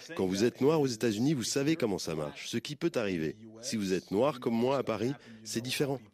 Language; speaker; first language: French; non-native, fluent; English